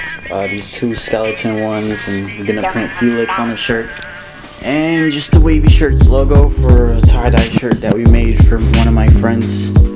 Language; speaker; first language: English; early bilingual, other home language; Spanish